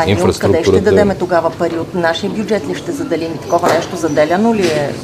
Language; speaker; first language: Bulgarian; native; Bulgarian